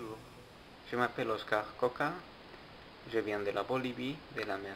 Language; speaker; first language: French; non-native, fluent; Spanish